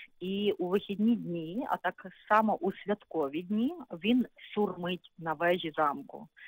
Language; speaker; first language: Ukrainian; native; Ukrainian